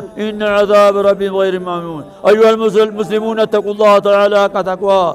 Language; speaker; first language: Arabic; non-native, fluent; Oromo